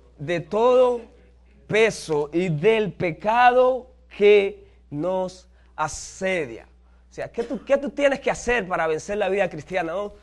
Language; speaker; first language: Spanish; native; Spanish